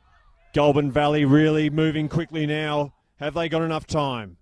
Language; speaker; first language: English; native; English